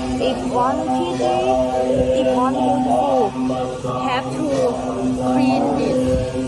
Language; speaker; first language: English; non-native, learner; Korean